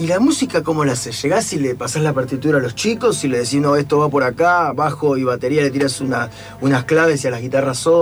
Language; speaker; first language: Spanish; native; Spanish